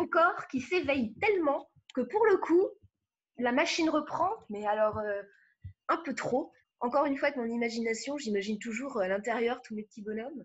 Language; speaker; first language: French; native; French